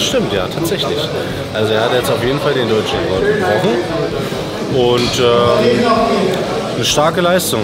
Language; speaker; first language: German; native; German